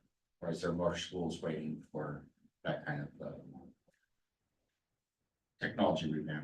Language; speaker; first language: English; native; English